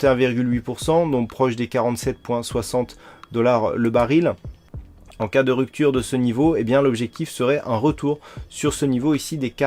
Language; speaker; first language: French; native; French